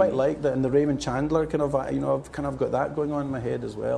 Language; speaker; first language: English; native; English